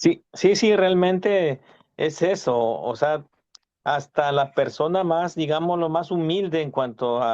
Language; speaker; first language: Spanish; native; Spanish